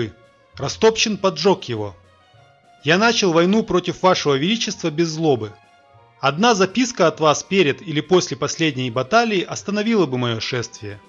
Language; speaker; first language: Russian; native; Russian